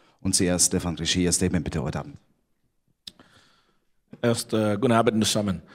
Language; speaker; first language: German; non-native, learner; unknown